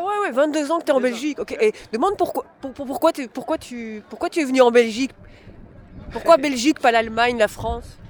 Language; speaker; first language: French; native; French